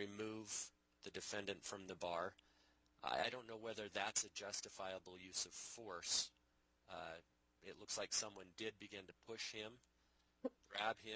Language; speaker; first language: English; native; English